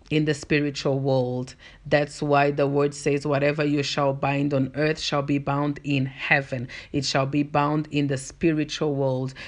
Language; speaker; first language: English; non-native, fluent; Portuguese